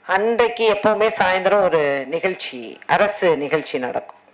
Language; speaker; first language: Tamil; native; Tamil